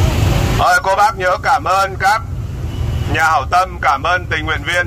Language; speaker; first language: Vietnamese; native; Vietnamese